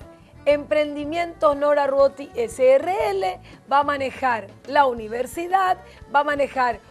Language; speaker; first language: Spanish; native; Spanish